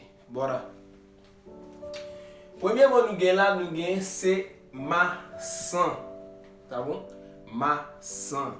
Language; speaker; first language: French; non-native, learner; Haitian Creole